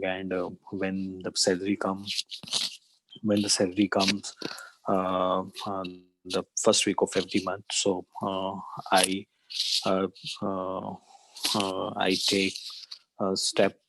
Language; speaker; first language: English; non-native, learner; Urdu